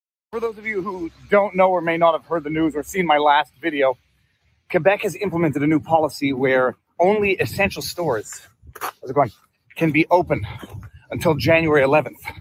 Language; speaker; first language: English; native; English